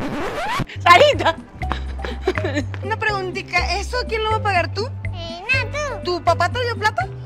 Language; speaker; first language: Spanish; native; Spanish